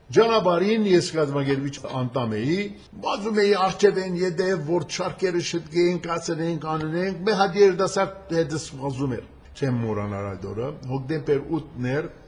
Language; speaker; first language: Armenian; early bilingual, heritage; Armenian